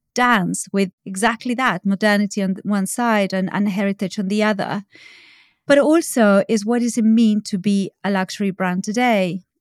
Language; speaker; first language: English; non-native, fluent; Spanish